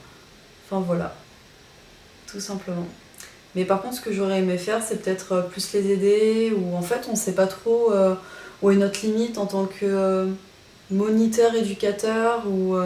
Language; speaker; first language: French; native; French